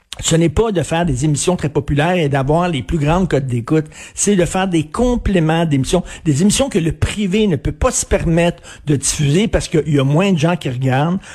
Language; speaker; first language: French; native; French